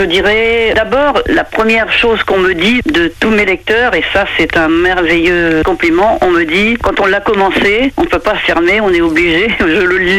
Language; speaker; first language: French; native; French